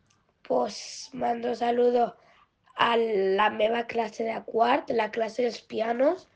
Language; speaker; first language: Catalan; non-native, local second language; Spanish